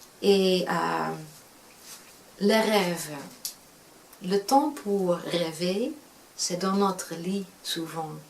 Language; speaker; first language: French; non-native, fluent; Dutch